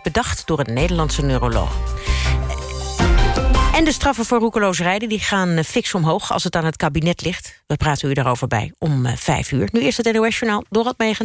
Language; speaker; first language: Dutch; native; Dutch